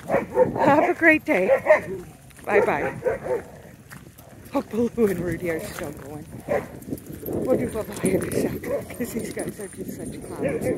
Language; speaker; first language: English; native; English